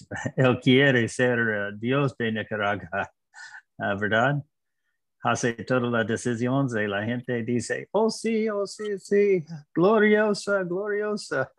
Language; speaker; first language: Spanish; non-native, learner; English